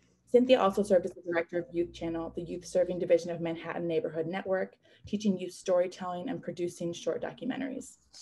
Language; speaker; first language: English; native; English